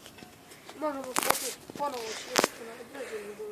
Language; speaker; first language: Bosnian; native; Bosnian